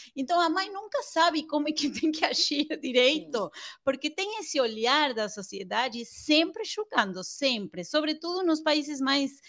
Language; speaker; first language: Portuguese; non-native, fluent; Spanish